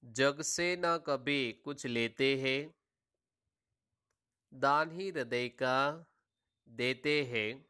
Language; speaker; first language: Hindi; non-native, local second language; Gujarati